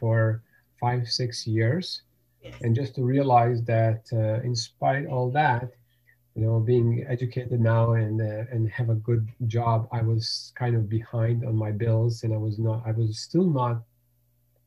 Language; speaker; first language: English; non-native, fluent; Bosnian